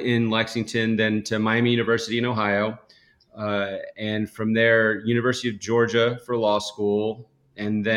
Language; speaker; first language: English; native; English